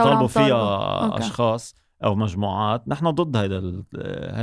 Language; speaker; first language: Arabic; native; Arabic